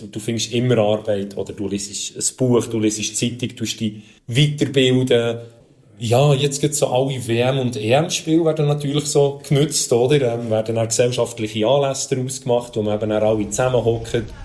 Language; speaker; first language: German; native; German